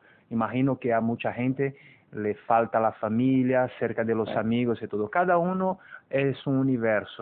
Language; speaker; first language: Spanish; non-native, fluent; Portuguese